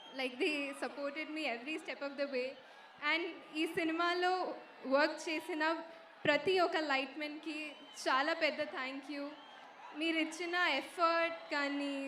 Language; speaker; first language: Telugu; non-native, local second language; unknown